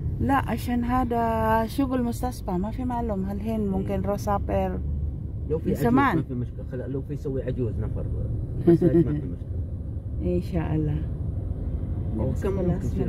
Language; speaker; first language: Arabic; non-native, learner; Filipino